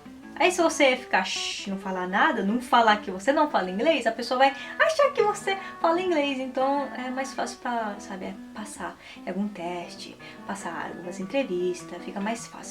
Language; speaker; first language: Portuguese; early bilingual, heritage; Portuguese